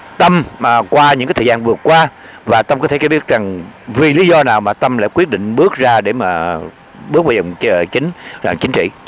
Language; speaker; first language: Vietnamese; native; Vietnamese